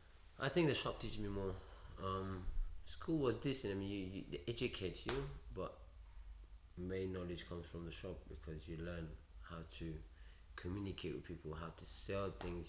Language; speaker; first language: English; early bilingual, other home language; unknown